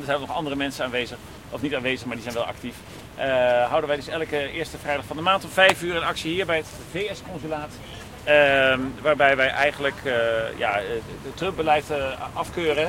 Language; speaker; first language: Dutch; native; Dutch